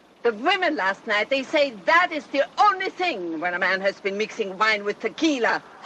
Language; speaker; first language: English; non-native, learner; German